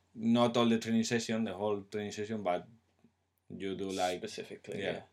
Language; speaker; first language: English; non-native, learner; Spanish